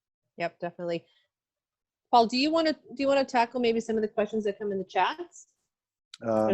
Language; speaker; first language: English; native; English